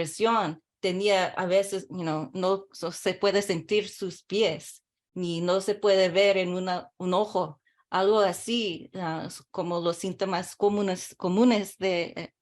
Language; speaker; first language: Spanish; early bilingual, heritage; English